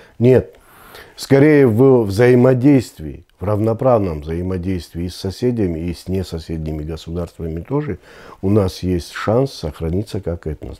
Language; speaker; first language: Russian; non-native, local second language; Abkhazian